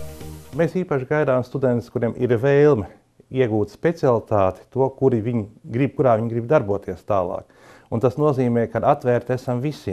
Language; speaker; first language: Latvian; native; Latvian